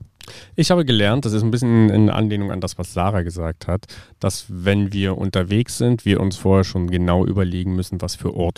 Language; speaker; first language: German; native; German